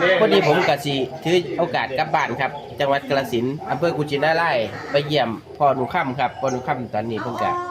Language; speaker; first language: Thai; non-native, local second language; Northeastern Thai